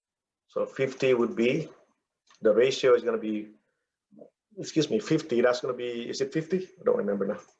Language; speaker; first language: English; non-native, fluent; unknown